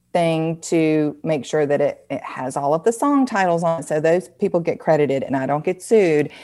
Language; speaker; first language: English; native; English